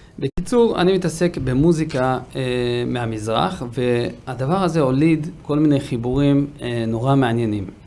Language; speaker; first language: Hebrew; native; Hebrew